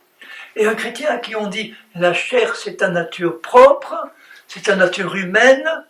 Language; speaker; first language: French; native; French